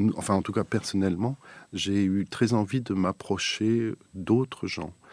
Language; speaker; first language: French; native; French